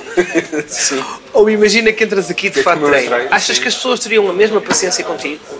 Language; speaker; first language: Portuguese; native; Portuguese